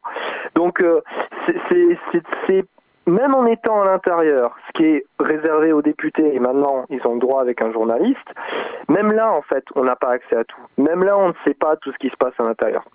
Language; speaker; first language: French; native; French